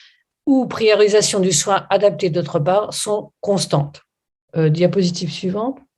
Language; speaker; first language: French; native; French